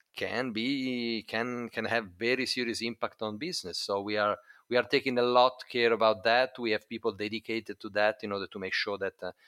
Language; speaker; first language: English; non-native, fluent; Italian